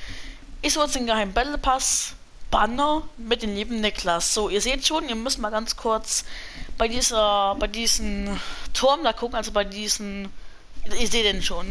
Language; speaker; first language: German; native; German